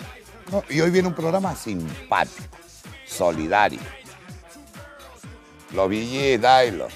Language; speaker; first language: Spanish; native; Spanish